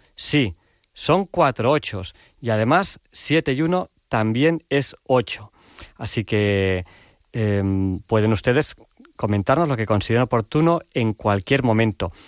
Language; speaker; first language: Spanish; native; Spanish